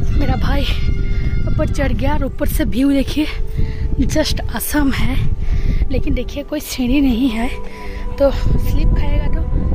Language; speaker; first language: Hindi; non-native, local second language; Bangla